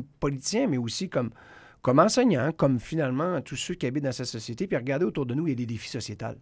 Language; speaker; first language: French; native; French